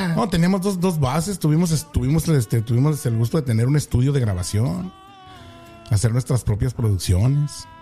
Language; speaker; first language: Spanish; native; Spanish